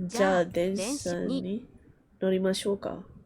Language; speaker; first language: Japanese; non-native, learner; English